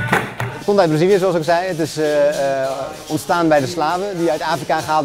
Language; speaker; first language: Dutch; native; Dutch